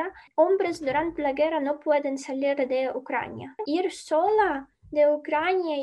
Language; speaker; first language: Spanish; non-native, fluent; Ukrainian